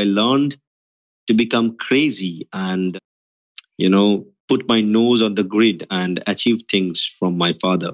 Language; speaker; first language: English; non-native, local second language; Bangla